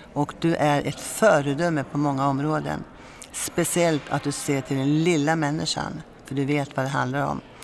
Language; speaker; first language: Swedish; native; Swedish